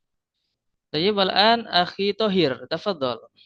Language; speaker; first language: Arabic; non-native, fluent; Indonesian